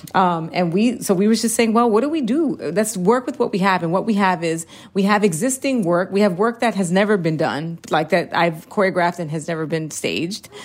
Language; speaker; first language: English; early bilingual, heritage; Spanish